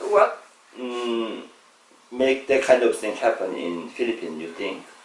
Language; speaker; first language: English; non-native, learner; Korean